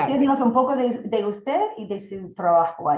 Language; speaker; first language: Spanish; non-native, fluent; English